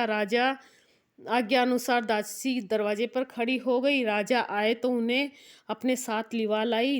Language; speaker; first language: Hindi; native; Hindi